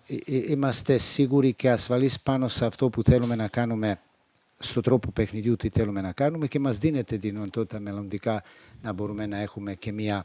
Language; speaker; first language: Greek; non-native, fluent; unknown